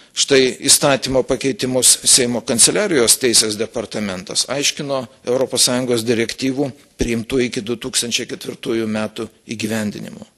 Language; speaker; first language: Lithuanian; native; Lithuanian